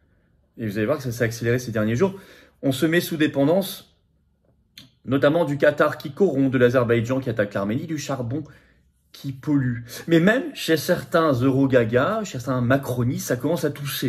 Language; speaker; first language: French; native; French